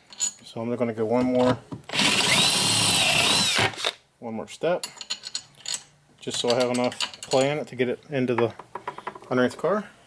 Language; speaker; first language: English; native; English